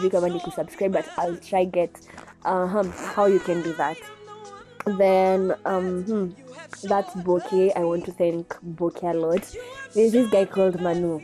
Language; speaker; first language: English; non-native, local second language; Swahili